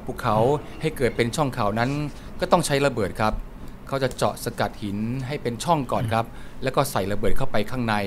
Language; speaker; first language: Thai; native; Thai